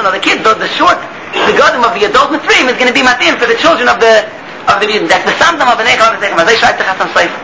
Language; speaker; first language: English; native; English